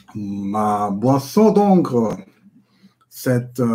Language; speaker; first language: French; non-native, learner; German